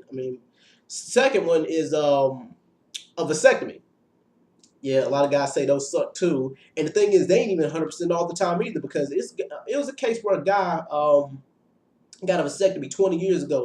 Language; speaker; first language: English; native; English